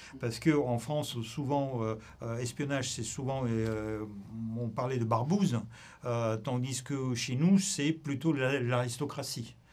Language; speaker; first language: French; non-native, fluent; Russian